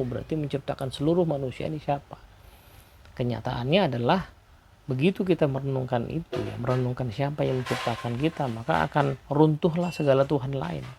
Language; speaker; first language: Indonesian; native; Indonesian